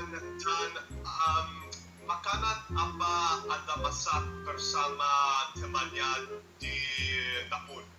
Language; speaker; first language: Indonesian; non-native, learner; English